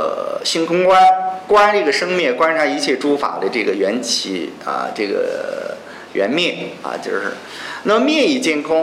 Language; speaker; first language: Chinese; native; Chinese